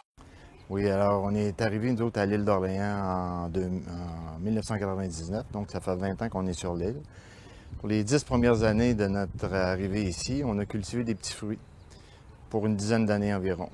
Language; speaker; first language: French; native; French